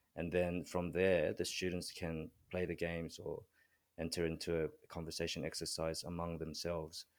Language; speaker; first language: English; early bilingual, other home language; Korean